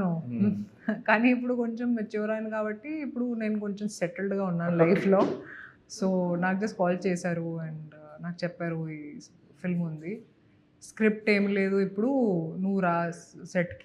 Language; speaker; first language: Telugu; non-native, fluent; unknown